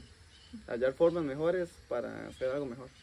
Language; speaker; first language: Spanish; native; Spanish